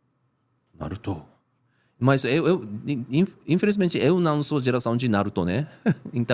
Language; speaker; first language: Portuguese; non-native, learner; Japanese